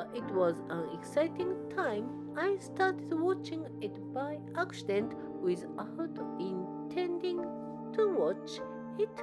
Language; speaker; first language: English; non-native, learner; Japanese